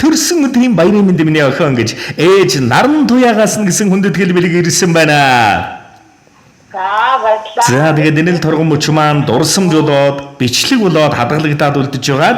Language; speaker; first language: Mongolian; native; Mongolian